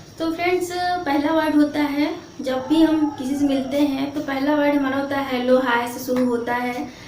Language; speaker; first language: Hindi; native; Hindi